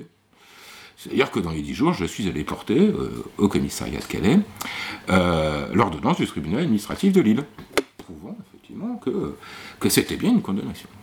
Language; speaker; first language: French; native; French